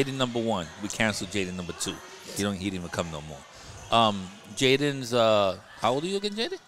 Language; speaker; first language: English; native; English